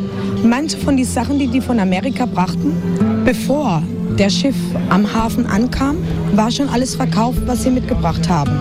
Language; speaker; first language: German; non-native, fluent; Spanish